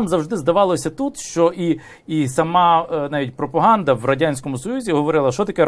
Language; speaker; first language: Ukrainian; native; Ukrainian